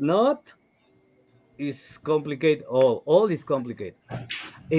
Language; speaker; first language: English; non-native, learner; Spanish